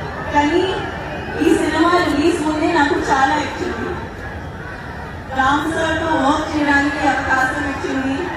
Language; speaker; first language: Telugu; non-native, learner; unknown